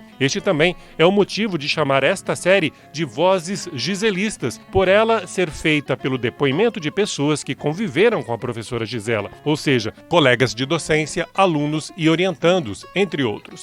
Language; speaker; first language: Portuguese; native; Portuguese